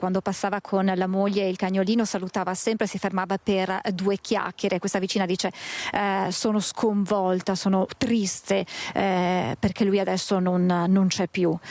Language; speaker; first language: Italian; native; Italian